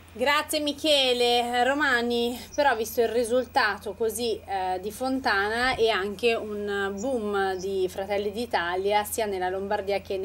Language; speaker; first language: Italian; native; Italian